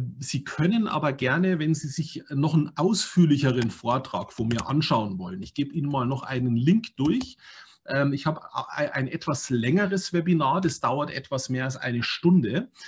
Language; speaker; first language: German; native; German